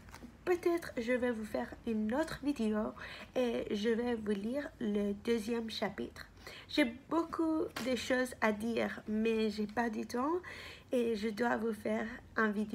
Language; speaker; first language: French; non-native, fluent; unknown